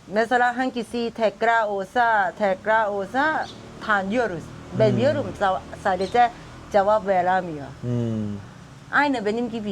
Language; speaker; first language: Turkish; non-native, learner; Thai